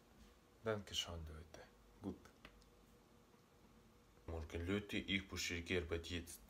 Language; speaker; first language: German; non-native, learner; Russian